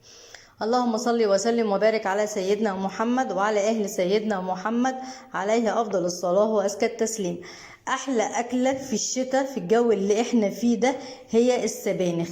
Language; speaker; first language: Arabic; native; Arabic